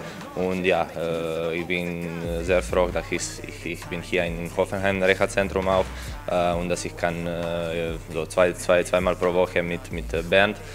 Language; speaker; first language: German; non-native, learner; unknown